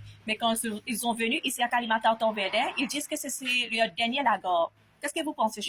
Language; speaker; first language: French; non-native, local second language; Morisyen